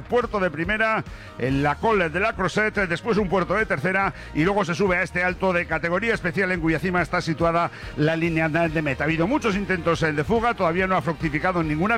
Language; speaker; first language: Spanish; native; Spanish